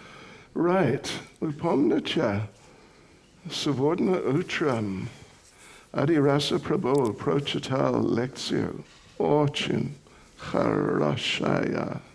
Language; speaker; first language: Russian; non-native, learner; English